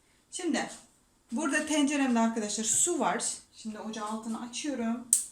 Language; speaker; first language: Turkish; non-native, fluent; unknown